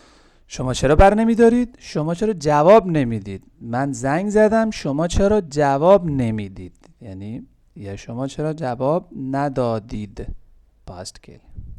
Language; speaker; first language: Persian; non-native, fluent; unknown